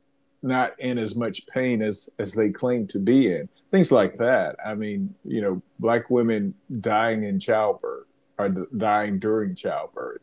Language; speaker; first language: English; native; English